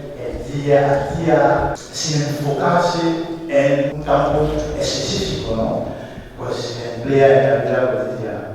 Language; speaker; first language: Spanish; non-native, fluent; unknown